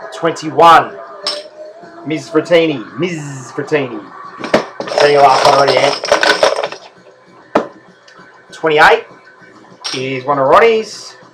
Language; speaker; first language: English; native; English